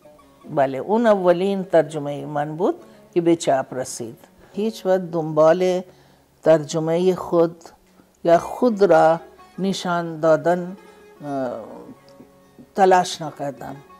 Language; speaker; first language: Persian; non-native, fluent; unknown